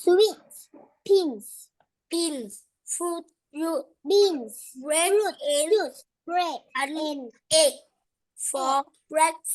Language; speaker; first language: English; non-native, learner; Vietnamese